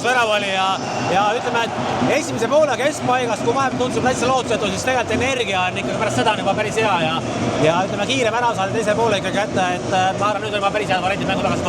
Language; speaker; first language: Estonian; native; Estonian